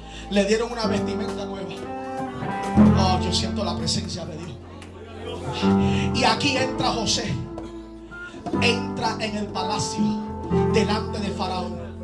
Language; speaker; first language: Spanish; early bilingual, heritage; Spanish